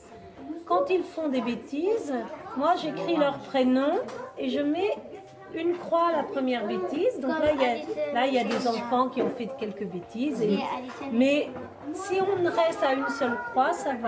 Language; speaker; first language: French; native; French